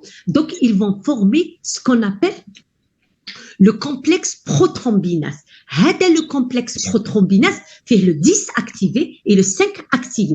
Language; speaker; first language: French; non-native, local second language; Arabic